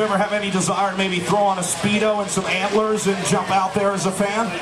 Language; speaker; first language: English; native; English